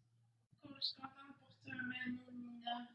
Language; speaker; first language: French; native; French